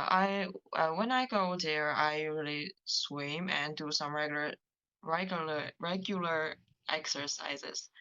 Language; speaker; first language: English; non-native, learner; Chinese